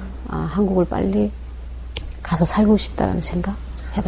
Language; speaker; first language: Korean; native; Korean